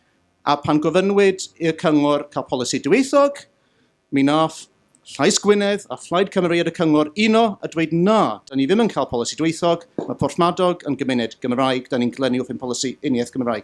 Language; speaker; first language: Welsh; native; Welsh